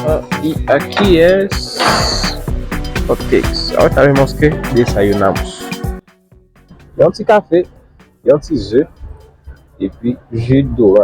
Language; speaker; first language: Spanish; non-native, learner; Haitian Creole